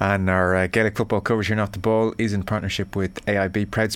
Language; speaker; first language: English; native; English